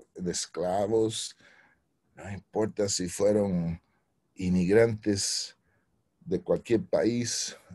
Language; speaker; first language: Spanish; early bilingual, heritage; Spanish